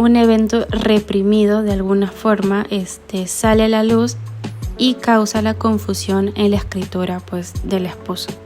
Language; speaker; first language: Spanish; native; Spanish